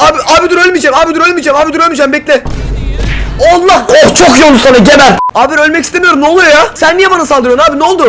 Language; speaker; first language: Turkish; native; Turkish